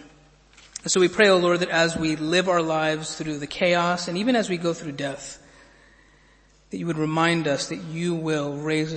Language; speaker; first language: English; native; English